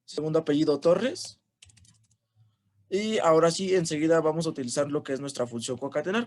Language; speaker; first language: Spanish; native; Spanish